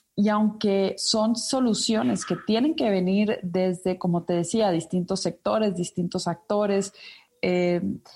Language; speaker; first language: Spanish; native; Spanish